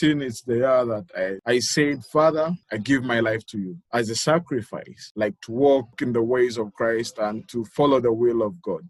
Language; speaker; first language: English; non-native, local second language; Ganda